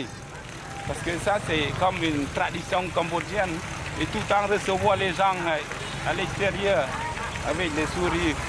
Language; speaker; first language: French; non-native, learner; Khmer